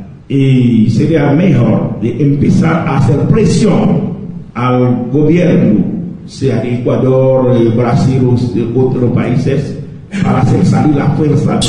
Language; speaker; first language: Spanish; non-native, local second language; Haitian Creole